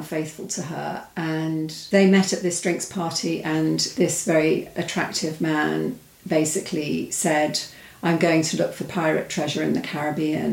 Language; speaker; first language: English; native; English